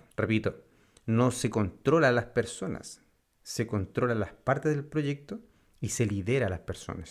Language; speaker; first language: Spanish; native; Spanish